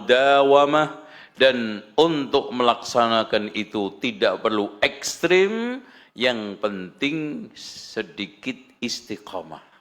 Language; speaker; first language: Indonesian; native; Indonesian